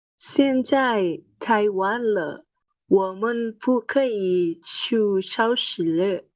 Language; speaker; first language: Chinese; non-native, learner; Indonesian